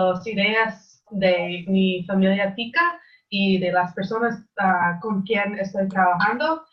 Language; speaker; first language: Spanish; non-native, learner; English